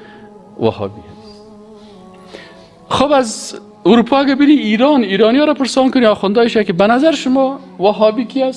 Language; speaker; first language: Persian; native; Persian